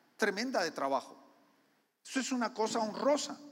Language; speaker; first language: Spanish; native; Spanish